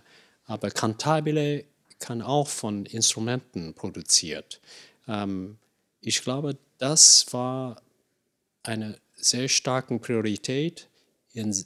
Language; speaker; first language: German; non-native, fluent; English